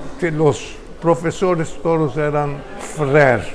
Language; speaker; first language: Spanish; early bilingual, heritage; Ladino